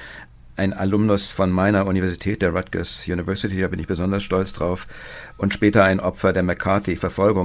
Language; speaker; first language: German; native; German